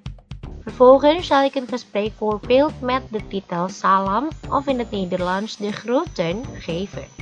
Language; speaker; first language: Dutch; non-native, fluent; Indonesian